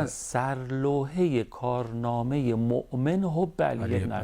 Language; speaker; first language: Persian; native; Persian